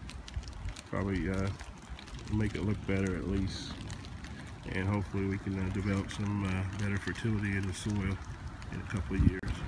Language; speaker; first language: English; native; English